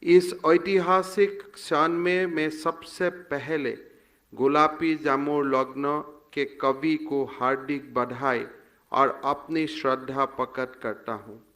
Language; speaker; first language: Hindi; non-native, local second language; Assamese